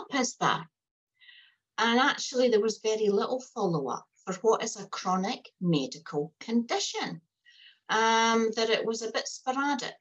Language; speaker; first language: English; native; English